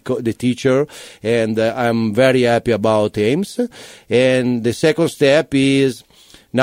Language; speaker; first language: English; non-native, learner; Italian